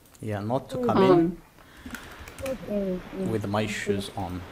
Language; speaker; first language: English; non-native, fluent; Arabic